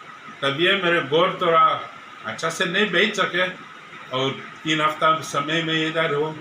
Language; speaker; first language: Hindi; non-native, learner; English